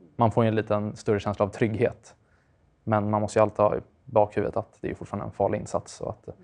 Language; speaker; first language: Swedish; native; Swedish